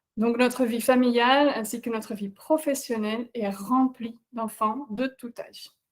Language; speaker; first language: French; non-native, fluent; Dutch